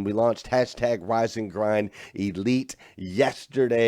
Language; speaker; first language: English; native; English